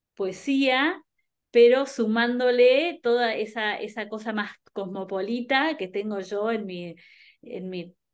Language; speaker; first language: Spanish; native; Spanish